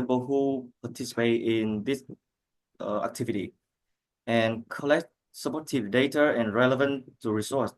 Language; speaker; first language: English; non-native, learner; Vietnamese